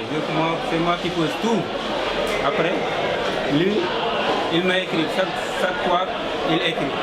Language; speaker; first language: French; non-native, local second language; Wolof